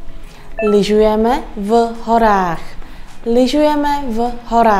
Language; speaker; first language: Czech; early bilingual, other home language; Vietnamese